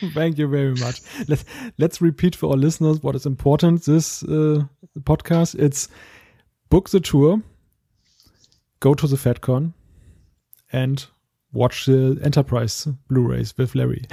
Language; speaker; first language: English; non-native, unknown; German